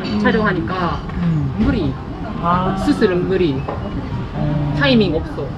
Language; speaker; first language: Korean; non-native, learner; Japanese